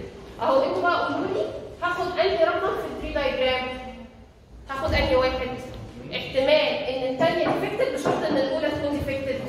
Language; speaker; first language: Arabic; native; Arabic